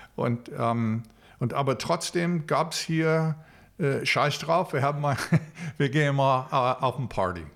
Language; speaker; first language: German; non-native, fluent; English